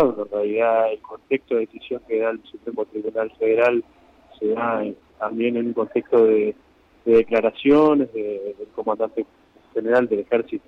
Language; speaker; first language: Spanish; native; Spanish